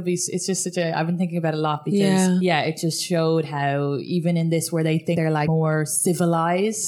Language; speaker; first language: English; native; English